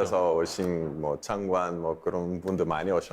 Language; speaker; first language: Korean; non-native, fluent; Portuguese